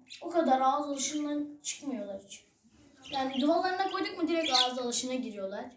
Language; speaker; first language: Turkish; native; Turkish